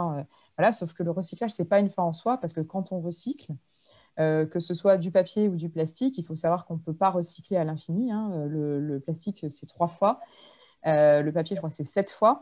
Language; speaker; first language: French; native; French